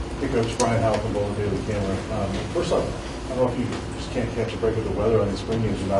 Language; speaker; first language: English; native; English